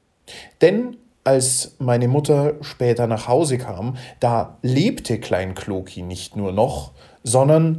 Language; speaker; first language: German; native; German